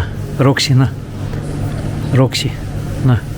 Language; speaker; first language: Russian; native; Russian